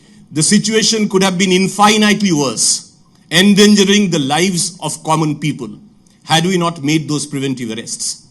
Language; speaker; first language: English; non-native, local second language; Bangla